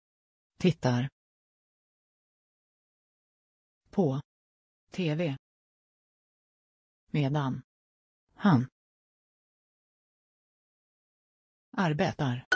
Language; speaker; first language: Swedish; non-native, learner; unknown